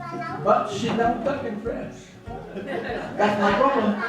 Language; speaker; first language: English; non-native, learner; French